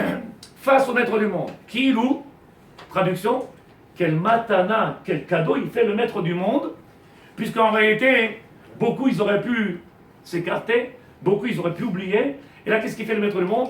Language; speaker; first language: French; native; French